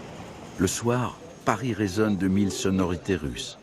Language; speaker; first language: French; native; French